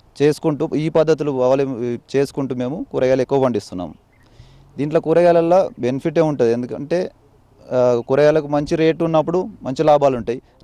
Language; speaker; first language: Telugu; native; Telugu